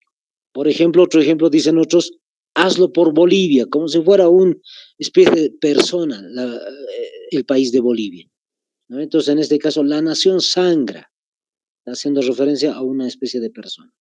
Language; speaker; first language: Spanish; native; Spanish